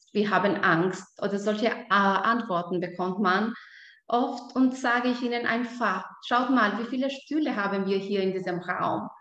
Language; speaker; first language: German; non-native, fluent; Albanian